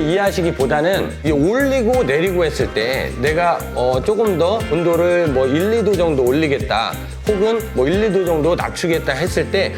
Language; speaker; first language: Korean; native; Korean